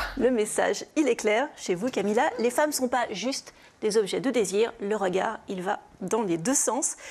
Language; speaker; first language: French; native; French